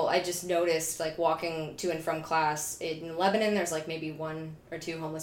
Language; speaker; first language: English; native; English